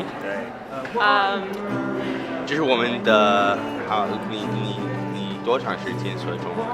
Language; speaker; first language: Chinese; non-native, learner; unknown